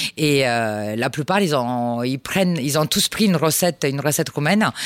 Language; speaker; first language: French; non-native, fluent; Romanian